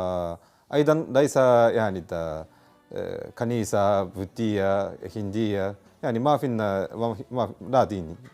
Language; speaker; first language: Arabic; non-native, learner; Japanese